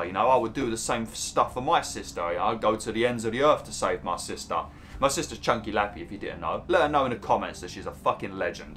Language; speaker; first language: English; native; English